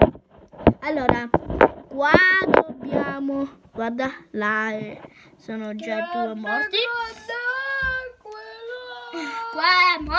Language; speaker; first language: Italian; early bilingual, heritage; Italian